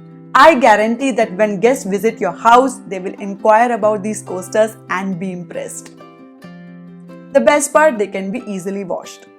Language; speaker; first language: English; non-native, local second language; Hindi